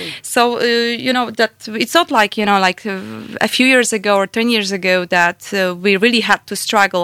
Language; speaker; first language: English; non-native, fluent; Polish